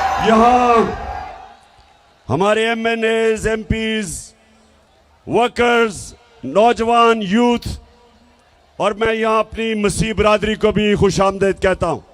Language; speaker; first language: Urdu; native; Urdu